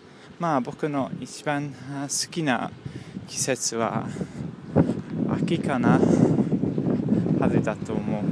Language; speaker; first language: Japanese; non-native, learner; English